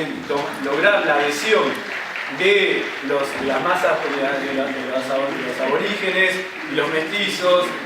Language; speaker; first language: Spanish; native; Spanish